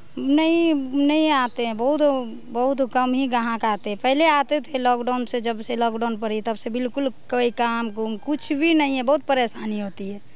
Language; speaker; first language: Hindi; native; Hindi